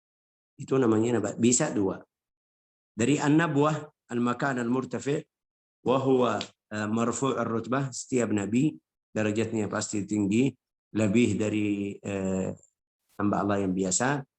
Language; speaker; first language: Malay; non-native, fluent; Arabic